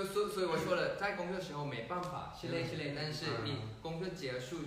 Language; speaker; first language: Chinese; non-native, fluent; Thai